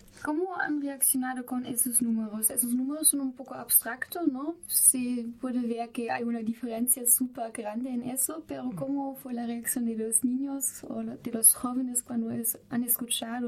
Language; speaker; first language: Spanish; non-native, fluent; German